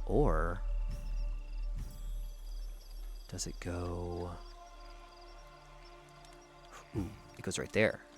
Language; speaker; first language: English; native; English